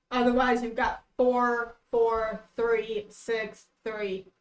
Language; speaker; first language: English; native; English